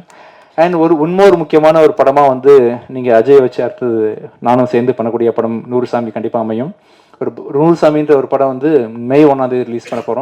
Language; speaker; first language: Tamil; native; Tamil